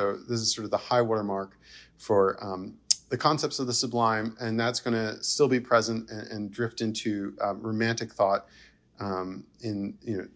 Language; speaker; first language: English; native; English